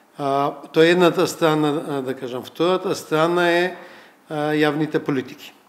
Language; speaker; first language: Macedonian; native; Macedonian